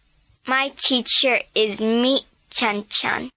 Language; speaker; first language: English; non-native, learner; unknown